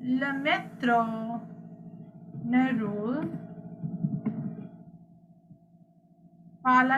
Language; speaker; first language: French; non-native, learner; Sinhala